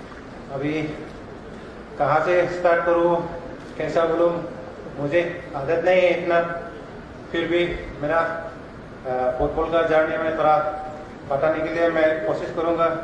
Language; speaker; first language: Hindi; non-native, local second language; Bodo